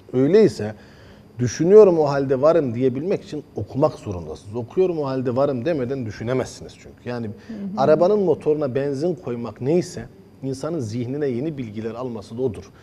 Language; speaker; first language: Turkish; early bilingual, heritage; Turkish